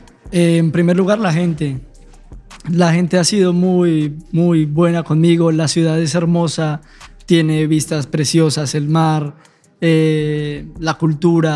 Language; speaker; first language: Spanish; native; Spanish